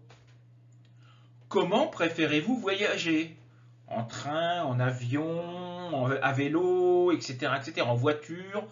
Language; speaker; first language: French; native; French